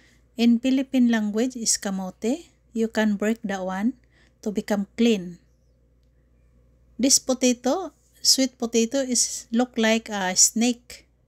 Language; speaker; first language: English; non-native, learner; Filipino